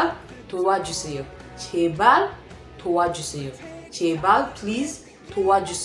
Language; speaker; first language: Korean; non-native, learner; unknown